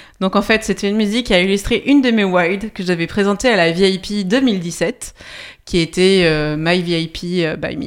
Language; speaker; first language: French; native; French